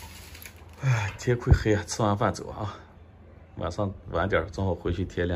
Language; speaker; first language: Chinese; native; Chinese